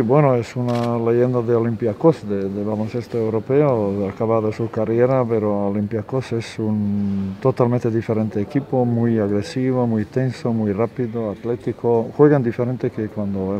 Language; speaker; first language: Spanish; non-native, fluent; Serbian